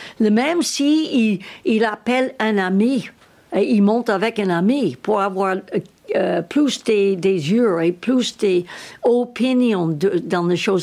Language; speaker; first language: French; non-native, learner; English